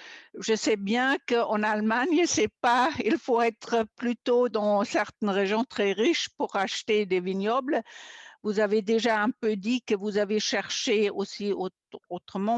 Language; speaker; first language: French; non-native, fluent; German